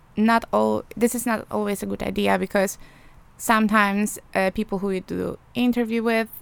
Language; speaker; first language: English; non-native, fluent; Polish